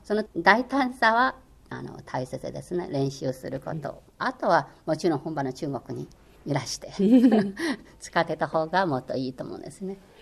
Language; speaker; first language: Japanese; non-native, fluent; Chinese